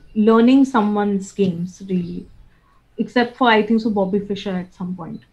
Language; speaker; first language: English; non-native, local second language; Bangla